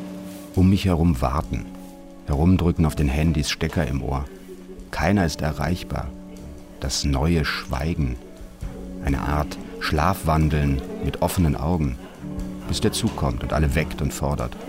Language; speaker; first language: German; native; German